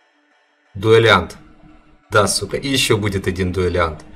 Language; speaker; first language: Russian; native; Russian